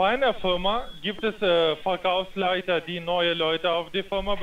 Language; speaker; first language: German; non-native, fluent; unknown